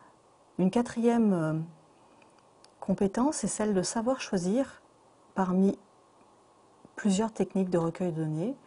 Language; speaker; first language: French; native; French